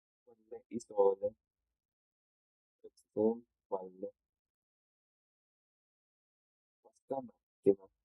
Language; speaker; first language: Italian; non-native, learner; English